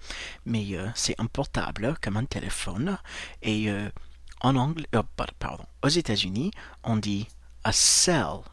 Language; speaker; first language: French; non-native, fluent; English